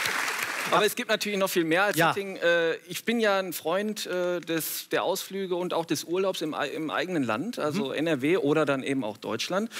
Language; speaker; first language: German; native; German